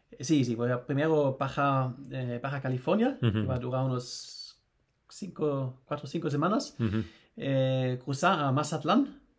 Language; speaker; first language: Spanish; non-native, learner; German